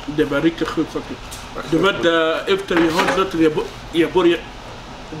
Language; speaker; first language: Swedish; non-native, learner; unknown